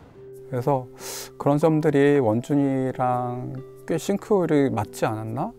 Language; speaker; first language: Korean; native; Korean